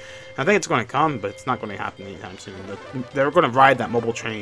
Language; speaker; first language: English; native; English